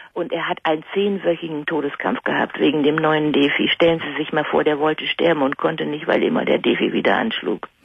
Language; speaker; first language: German; native; German